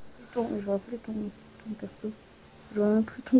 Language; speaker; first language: French; native; French